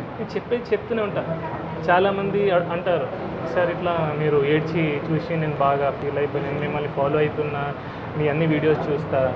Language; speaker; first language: Telugu; non-native, local second language; Hindi